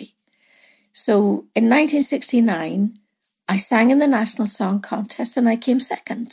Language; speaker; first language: English; native; English